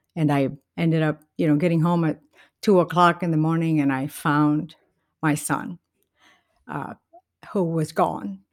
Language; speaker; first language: English; non-native, fluent; Spanish